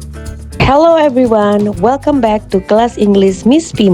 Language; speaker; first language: English; non-native, local second language; Indonesian